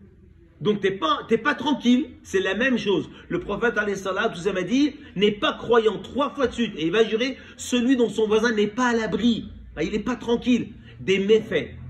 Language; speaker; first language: French; native; French